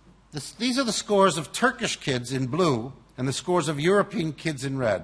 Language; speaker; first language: English; native; English